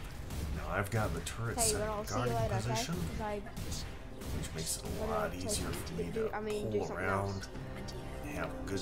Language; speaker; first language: English; native; English